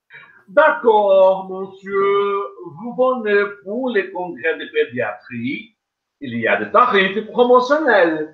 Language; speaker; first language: French; non-native, learner; Portuguese